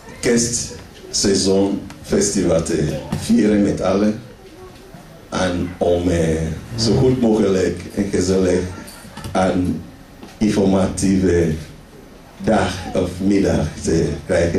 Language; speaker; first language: Dutch; non-native, learner; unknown